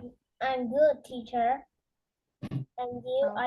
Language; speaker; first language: English; non-native, learner; Vietnamese